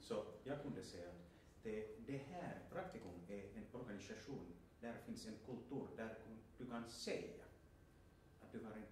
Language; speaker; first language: Swedish; non-native, local second language; Finnish